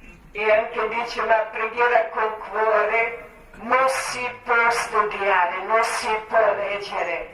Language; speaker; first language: Italian; non-native, learner; Croatian